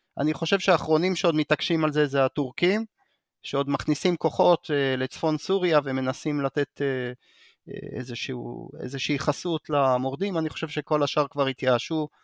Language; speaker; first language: Hebrew; native; Hebrew